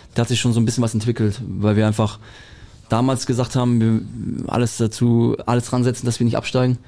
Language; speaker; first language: German; native; German